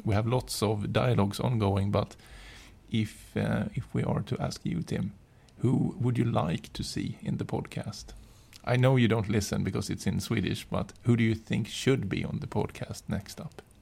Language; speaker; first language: English; non-native, fluent; Swedish